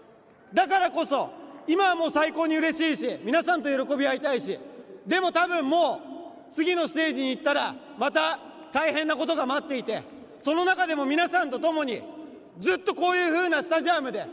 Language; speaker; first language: Japanese; native; Japanese